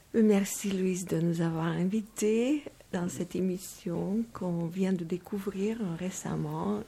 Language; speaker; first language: French; non-native, fluent; Romanian